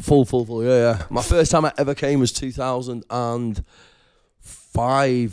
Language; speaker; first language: English; native; English